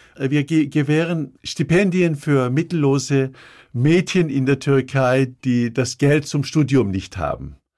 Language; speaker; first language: German; early bilingual, other home language; Turkish